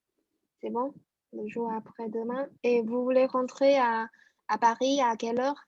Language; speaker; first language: French; non-native, fluent; Chinese